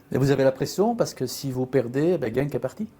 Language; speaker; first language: French; native; French